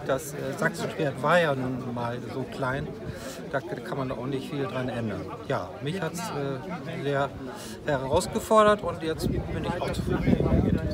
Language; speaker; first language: German; native; German